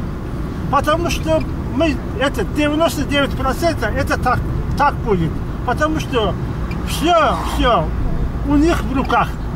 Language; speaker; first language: Russian; non-native, local second language; Azerbaijani